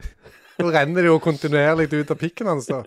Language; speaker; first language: Norwegian; native; Norwegian